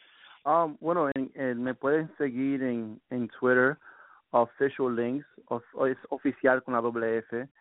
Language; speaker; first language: Spanish; early bilingual, heritage; Spanish